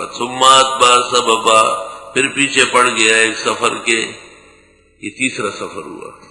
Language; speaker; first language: Urdu; non-native, local second language; Pashto